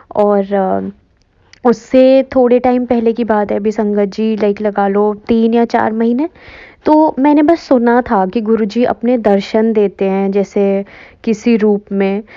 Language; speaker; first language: Hindi; native; Hindi